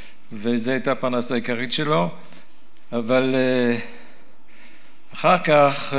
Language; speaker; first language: Hebrew; early bilingual, other home language; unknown